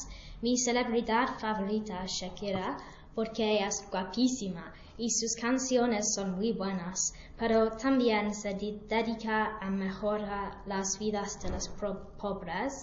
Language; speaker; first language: Spanish; non-native, learner; English